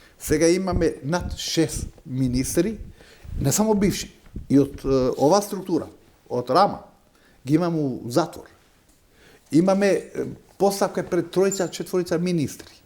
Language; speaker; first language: Macedonian; non-native, local second language; Albanian